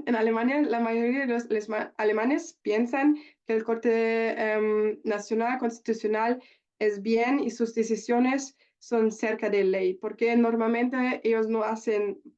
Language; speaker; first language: Spanish; non-native, learner; German